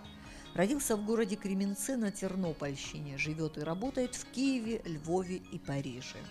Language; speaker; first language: Russian; native; Russian